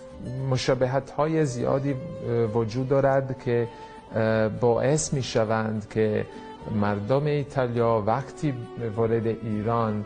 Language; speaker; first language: Persian; non-native, fluent; Italian